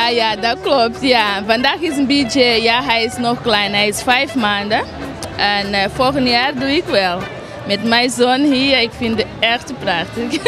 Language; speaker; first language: Dutch; non-native, learner; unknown